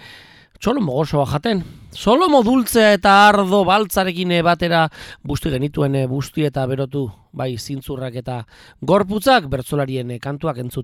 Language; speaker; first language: Basque; native; Basque